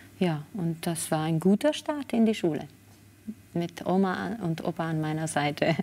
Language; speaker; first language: German; non-native, fluent; Spanish